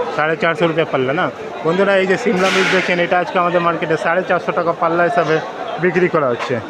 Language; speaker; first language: Hindi; non-native, local second language; Bangla